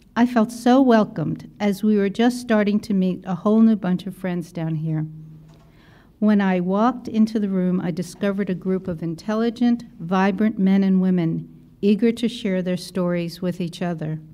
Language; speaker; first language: English; native; English